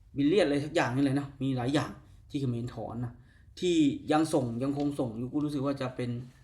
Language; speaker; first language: Thai; native; Thai